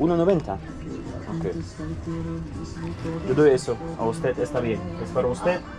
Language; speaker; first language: Spanish; non-native, fluent; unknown